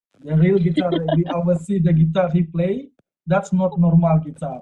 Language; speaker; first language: English; non-native, learner; Indonesian